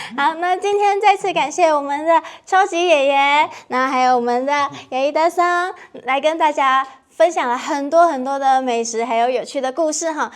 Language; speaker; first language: Chinese; native; Chinese